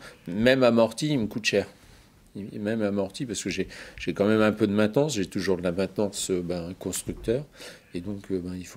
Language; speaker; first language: French; native; French